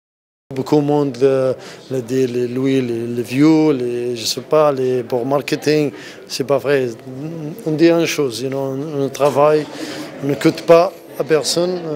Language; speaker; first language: French; non-native, learner; Arabic